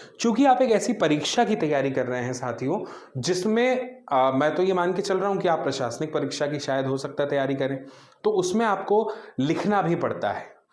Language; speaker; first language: Hindi; native; Hindi